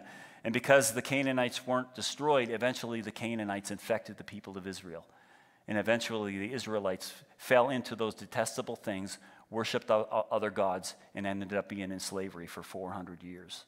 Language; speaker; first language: English; native; English